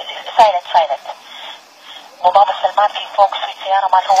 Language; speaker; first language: Arabic; non-native, learner; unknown